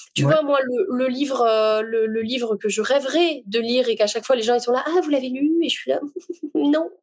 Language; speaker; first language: French; native; French